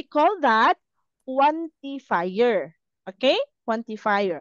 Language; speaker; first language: English; non-native, fluent; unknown